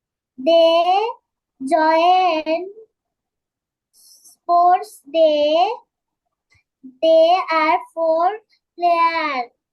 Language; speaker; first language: English; non-native, learner; Bangla